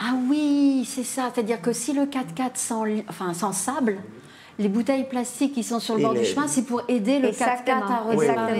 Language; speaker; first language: French; native; French